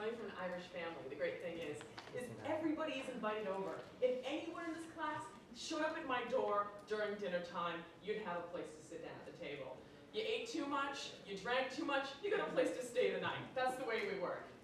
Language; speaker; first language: English; native; English